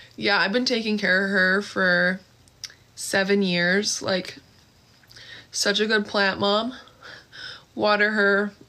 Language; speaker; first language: English; native; English